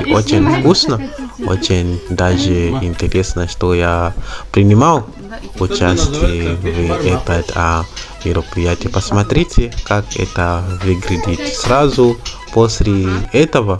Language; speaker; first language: Russian; non-native, learner; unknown